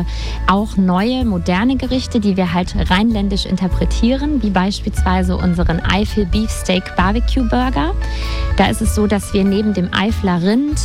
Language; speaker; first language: German; native; German